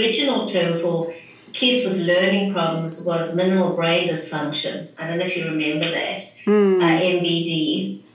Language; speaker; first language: English; native; English